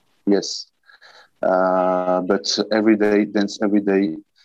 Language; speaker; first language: English; non-native, learner; French